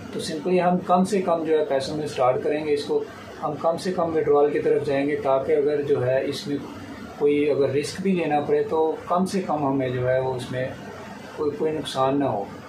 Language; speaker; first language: Urdu; non-native, local second language; Punjabi